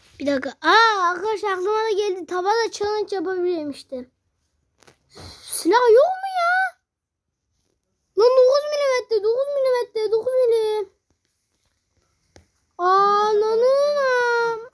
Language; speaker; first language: Turkish; native; Turkish